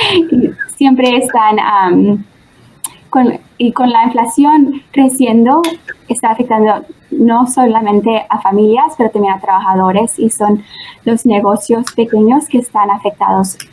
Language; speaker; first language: Spanish; early bilingual, heritage; Spanish